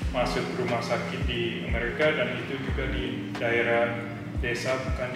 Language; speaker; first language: Indonesian; early bilingual, heritage; English